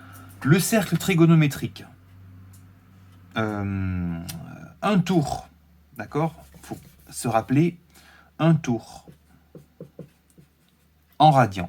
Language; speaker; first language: French; native; French